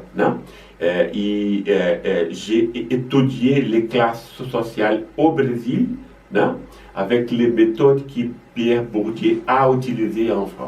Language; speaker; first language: French; non-native, fluent; Portuguese